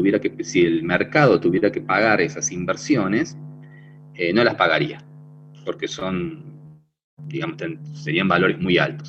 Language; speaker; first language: Spanish; native; Spanish